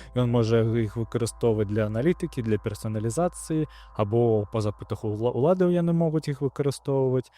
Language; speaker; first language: Belarusian; non-native, local second language; Russian